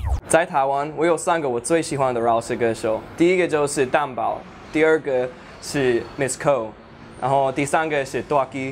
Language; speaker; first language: Chinese; non-native, fluent; English